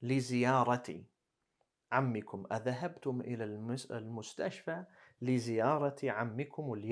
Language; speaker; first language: Arabic; non-native, fluent; English